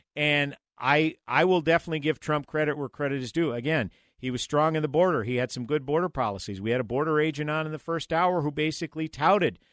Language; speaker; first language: English; native; English